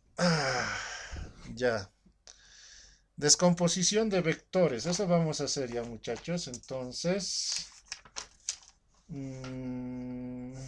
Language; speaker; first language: Spanish; native; Spanish